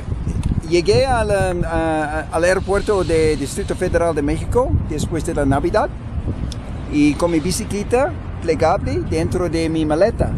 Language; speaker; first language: Spanish; non-native, fluent; English